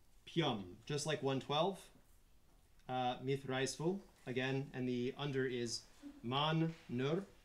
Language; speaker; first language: English; native; English